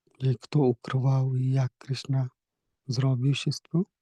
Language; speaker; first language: Polish; non-native, learner; Hindi